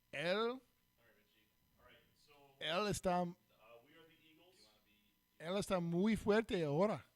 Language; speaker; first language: Spanish; non-native, learner; English